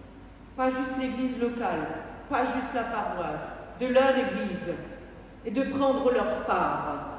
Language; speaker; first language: French; native; French